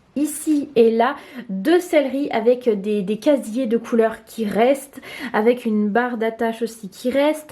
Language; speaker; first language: French; native; French